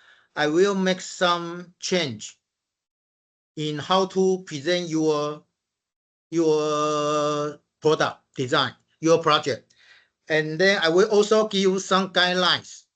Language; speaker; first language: English; non-native, fluent; Chinese